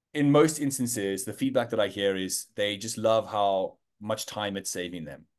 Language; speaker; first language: English; native; English